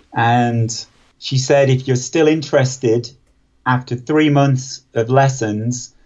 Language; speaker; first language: English; native; English